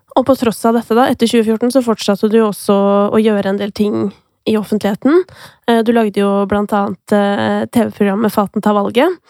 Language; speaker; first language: Norwegian; native; Norwegian